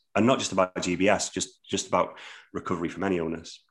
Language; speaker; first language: English; native; English